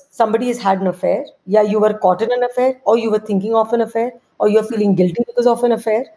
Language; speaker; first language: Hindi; non-native, local second language; Marwari